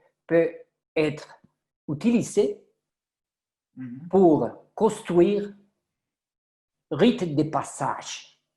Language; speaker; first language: French; non-native, learner; Spanish